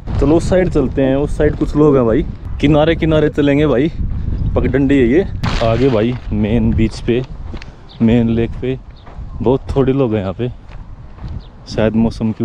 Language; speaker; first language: Hindi; native; Hindi